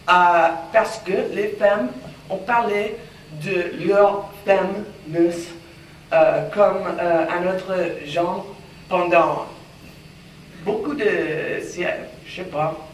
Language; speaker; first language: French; non-native, learner; English